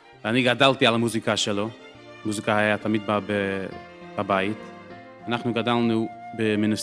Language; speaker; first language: Hebrew; early bilingual, heritage; English